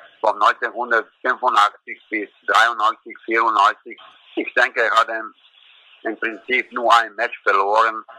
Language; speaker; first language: German; non-native, learner; Croatian